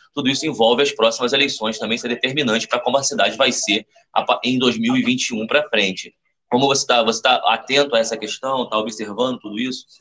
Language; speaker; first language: Portuguese; native; Portuguese